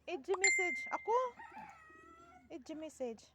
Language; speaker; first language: Arabic; non-native, learner; Filipino